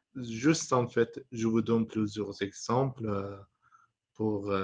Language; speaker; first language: French; non-native, fluent; Persian